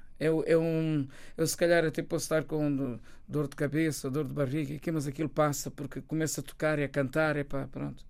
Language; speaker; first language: Portuguese; non-native, local second language; Kabuverdianu